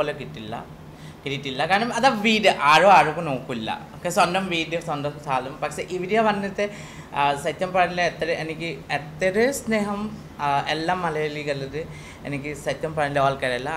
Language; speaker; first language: Malayalam; non-native, learner; Assamese